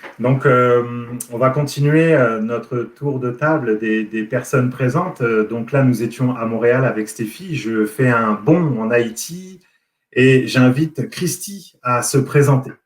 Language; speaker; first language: French; native; French